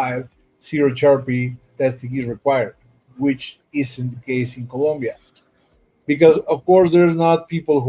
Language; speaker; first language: English; non-native, fluent; Spanish